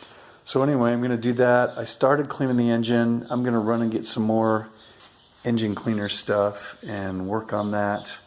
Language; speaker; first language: English; native; English